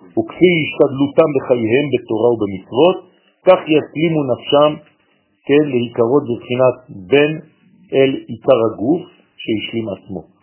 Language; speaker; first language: Hebrew; non-native, fluent; French